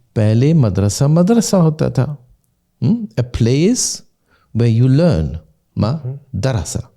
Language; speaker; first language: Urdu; early bilingual, heritage; Urdu